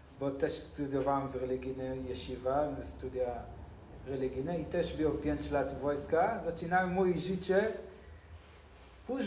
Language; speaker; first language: Polish; non-native, learner; Hebrew